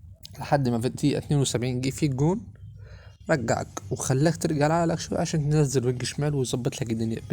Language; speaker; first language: Arabic; native; Arabic